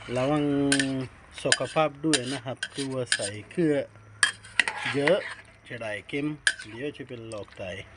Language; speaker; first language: Thai; non-native, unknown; Urdu